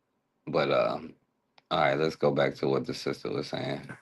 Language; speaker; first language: English; native; English